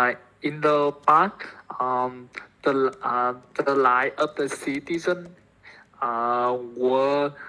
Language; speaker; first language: English; non-native, learner; Vietnamese